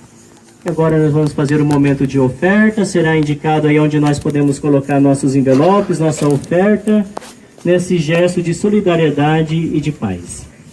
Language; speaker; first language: Portuguese; native; Portuguese